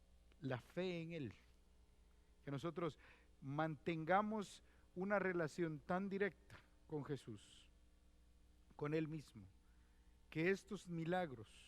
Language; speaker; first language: Spanish; native; Spanish